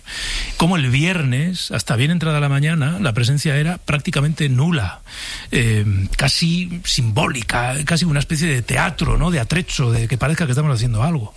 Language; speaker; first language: Spanish; native; Spanish